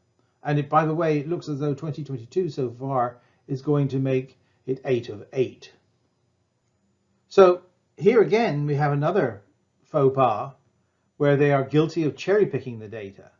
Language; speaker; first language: English; native; English